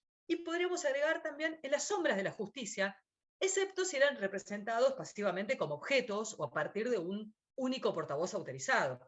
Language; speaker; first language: Spanish; native; Spanish